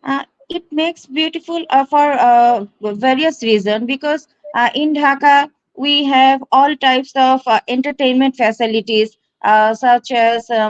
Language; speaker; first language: English; non-native, learner; Bangla